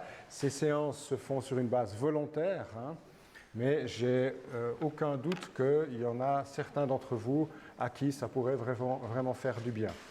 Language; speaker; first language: French; native; French